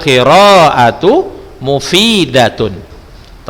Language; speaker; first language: Arabic; non-native, fluent; Indonesian